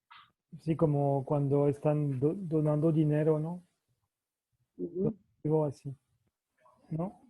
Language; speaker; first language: Spanish; non-native, fluent; French